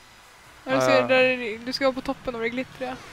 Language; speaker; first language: Swedish; native; Swedish